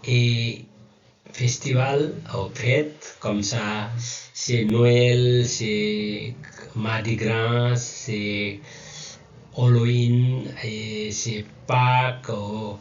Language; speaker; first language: French; non-native, learner; Nepali